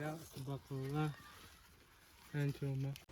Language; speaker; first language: Arabic; native; Arabic